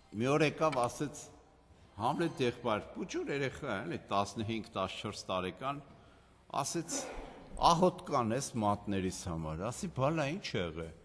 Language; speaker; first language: Armenian; native; Armenian